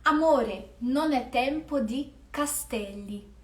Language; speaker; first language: Italian; non-native, fluent; Portuguese